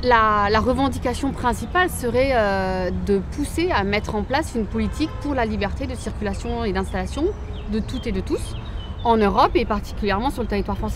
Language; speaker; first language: French; native; French